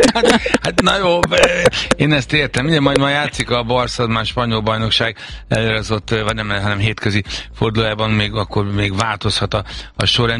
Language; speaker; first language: Hungarian; native; Hungarian